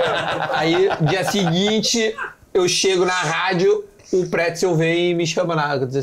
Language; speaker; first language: Portuguese; native; Portuguese